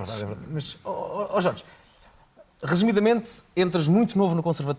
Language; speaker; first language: Portuguese; native; Portuguese